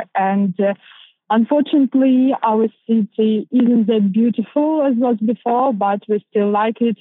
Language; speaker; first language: English; non-native, fluent; Ukrainian